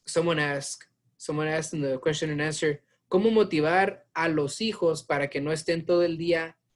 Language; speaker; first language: Spanish; early bilingual, heritage; Spanish